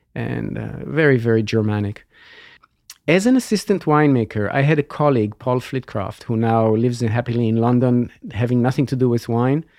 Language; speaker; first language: English; non-native, fluent; Hebrew